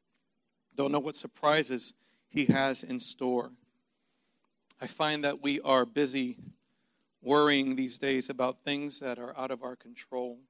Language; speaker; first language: English; native; English